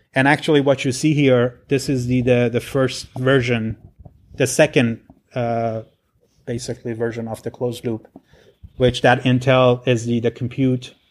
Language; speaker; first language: English; non-native, fluent; Persian